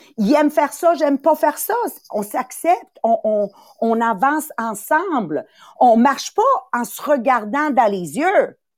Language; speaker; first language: French; early bilingual, other home language; Italian